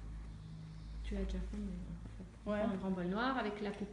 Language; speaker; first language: French; native; French